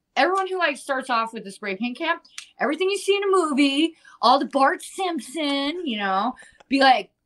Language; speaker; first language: English; native; English